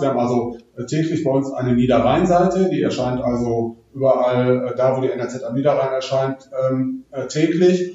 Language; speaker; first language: German; native; German